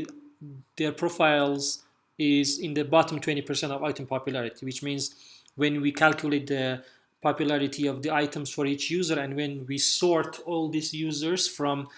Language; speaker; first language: English; non-native, fluent; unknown